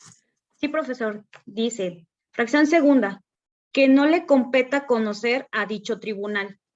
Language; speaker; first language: Spanish; native; Spanish